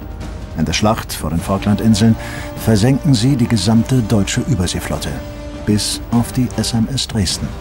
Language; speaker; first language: German; native; German